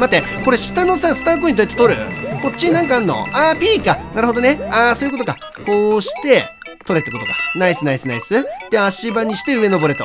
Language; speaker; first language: Japanese; native; Japanese